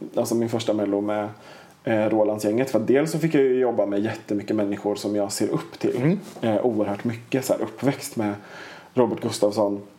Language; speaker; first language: Swedish; native; Swedish